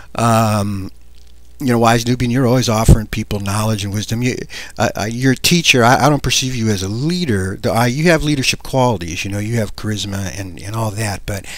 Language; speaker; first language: English; native; English